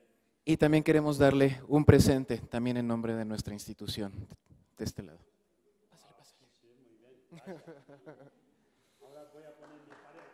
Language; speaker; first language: Spanish; native; Spanish